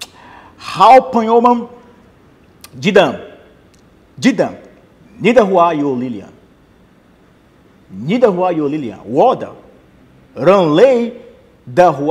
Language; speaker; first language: Chinese; non-native, learner; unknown